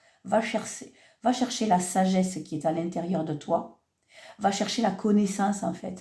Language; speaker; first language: French; native; French